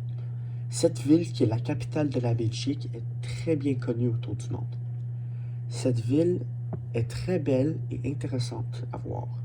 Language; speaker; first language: French; non-native, learner; English